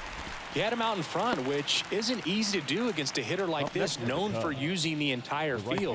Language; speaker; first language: English; native; English